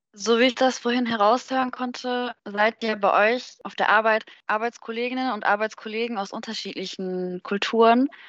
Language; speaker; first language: German; native; German